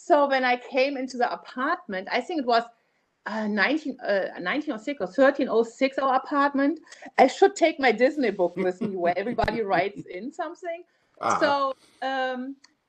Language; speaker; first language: English; non-native, fluent; German